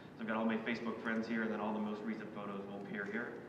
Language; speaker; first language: English; native; English